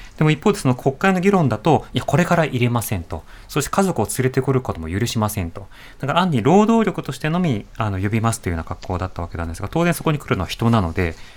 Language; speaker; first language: Japanese; native; Japanese